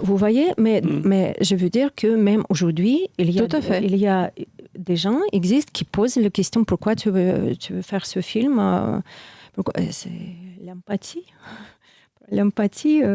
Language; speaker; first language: French; non-native, fluent; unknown